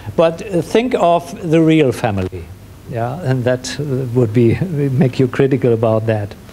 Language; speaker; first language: English; non-native, fluent; German